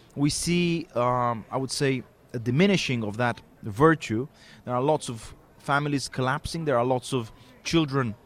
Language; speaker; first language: English; non-native, fluent; Romanian